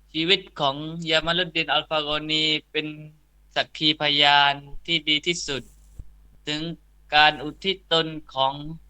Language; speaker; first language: Thai; non-native, local second language; Pattani Malay